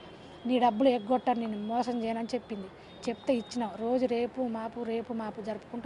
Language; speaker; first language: Telugu; native; Telugu